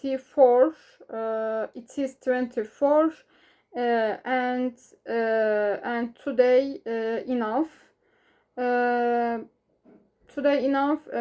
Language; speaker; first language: English; non-native, learner; Turkish